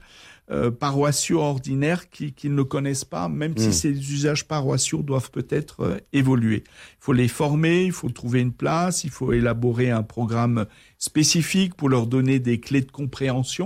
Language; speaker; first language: French; native; French